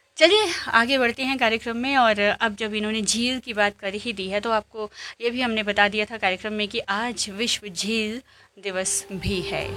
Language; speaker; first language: Hindi; native; Hindi